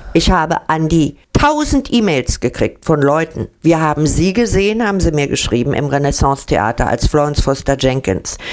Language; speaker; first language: German; native; German